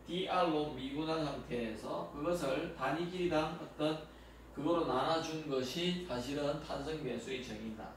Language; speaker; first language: Korean; native; Korean